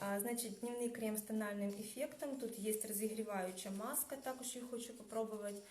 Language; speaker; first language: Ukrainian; non-native, local second language; Russian